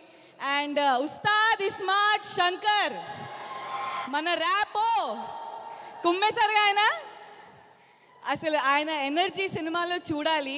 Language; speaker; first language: Telugu; non-native, learner; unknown